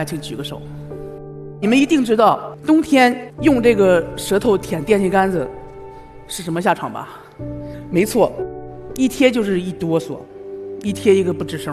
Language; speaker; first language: Chinese; native; Chinese